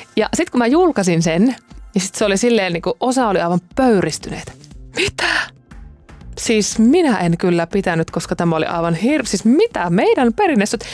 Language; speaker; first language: Finnish; native; Finnish